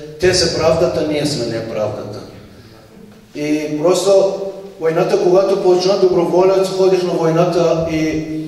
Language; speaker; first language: Bulgarian; non-native, learner; Persian